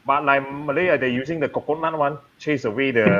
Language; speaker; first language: English; non-native, learner; Cantonese